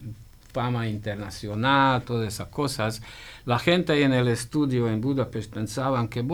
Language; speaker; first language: Spanish; non-native, fluent; Hungarian